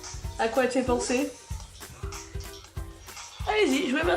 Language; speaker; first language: French; native; French